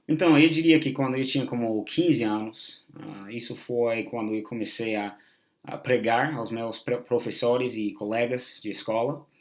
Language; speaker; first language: Portuguese; non-native, fluent; English